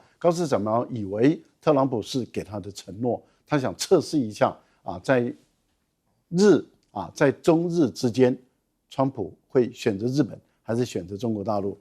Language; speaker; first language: Chinese; native; Chinese